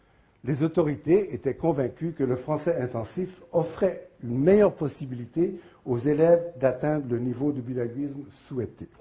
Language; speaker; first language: French; native; French